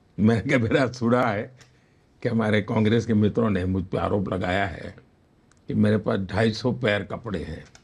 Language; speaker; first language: Hindi; non-native, local second language; Gujarati